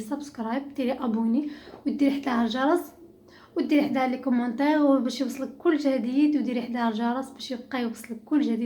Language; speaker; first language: Arabic; native; Arabic